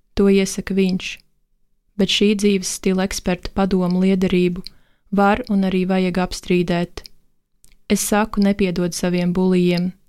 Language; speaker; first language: Latvian; native; Latvian